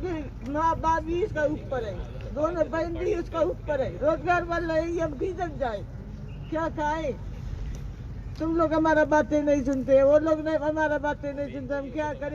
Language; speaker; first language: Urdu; non-native, local second language; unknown